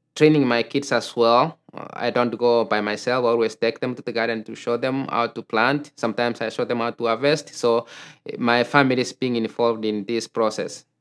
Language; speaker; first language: English; non-native, local second language; Gusii